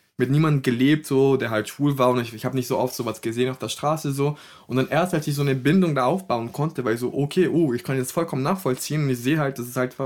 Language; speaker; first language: German; non-native, fluent; Portuguese